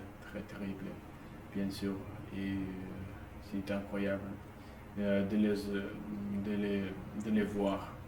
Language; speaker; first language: French; non-native, learner; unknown